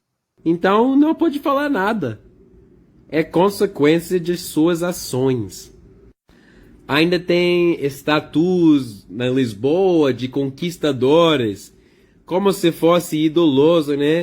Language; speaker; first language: Portuguese; non-native, learner; English